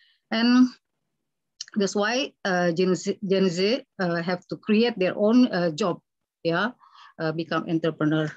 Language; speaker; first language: English; non-native, fluent; Indonesian